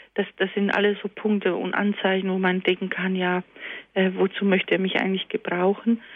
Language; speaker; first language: German; early bilingual, other home language; Croatian